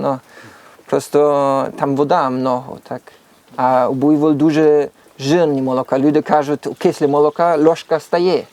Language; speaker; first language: Ukrainian; non-native, learner; German